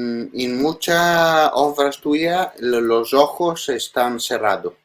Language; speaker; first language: Spanish; non-native, learner; Italian